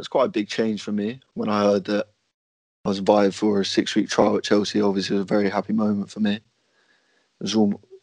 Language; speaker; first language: English; native; English